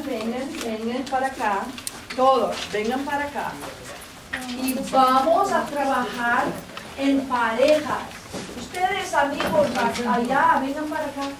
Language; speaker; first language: Spanish; non-native, fluent; Portuguese